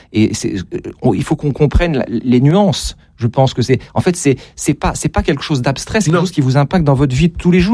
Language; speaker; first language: French; native; French